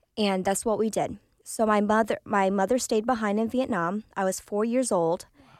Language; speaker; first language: English; early bilingual, other home language; Vietnamese